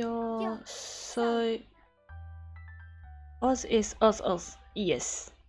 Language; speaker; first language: Spanish; non-native, learner; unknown